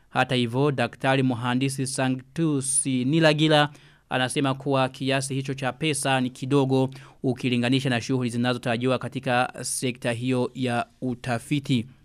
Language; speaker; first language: Swahili; non-native, local second language; Rundi